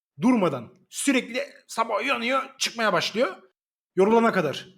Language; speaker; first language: Turkish; native; Turkish